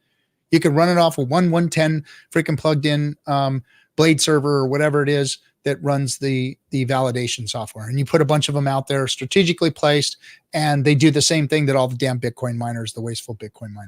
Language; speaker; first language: English; native; English